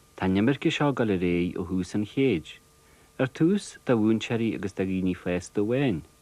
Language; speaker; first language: Irish; native; Irish